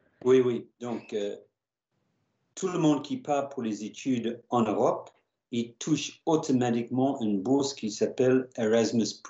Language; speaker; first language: French; non-native, fluent; English